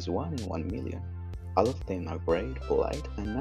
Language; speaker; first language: English; non-native, learner; Spanish